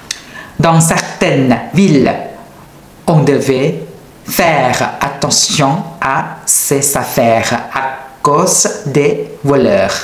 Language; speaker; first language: French; non-native, learner; Thai